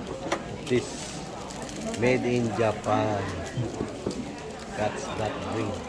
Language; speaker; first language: English; non-native, local second language; Filipino